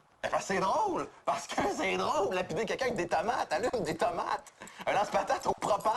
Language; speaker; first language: French; native; French